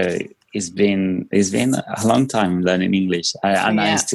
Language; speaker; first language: English; non-native, fluent; Spanish